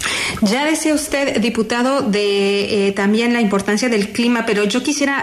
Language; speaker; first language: Spanish; native; Spanish